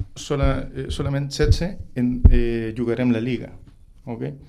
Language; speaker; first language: Catalan; non-native, local second language; Spanish